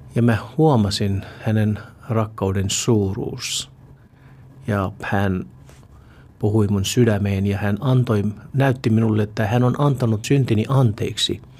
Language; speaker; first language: Finnish; non-native, fluent; Urdu